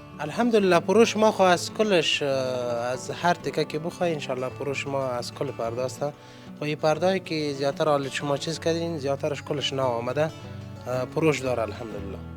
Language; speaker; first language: Persian; native; Persian